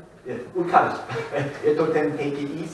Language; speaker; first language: Czech; non-native, learner; English